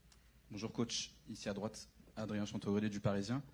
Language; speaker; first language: French; native; French